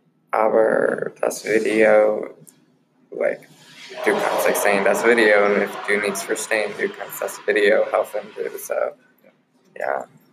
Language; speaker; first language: German; non-native, learner; English